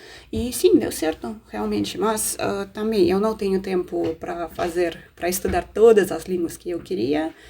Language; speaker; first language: Portuguese; non-native, fluent; Russian